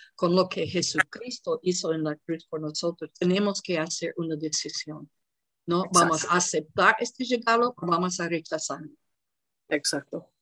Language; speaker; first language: Spanish; non-native, fluent; English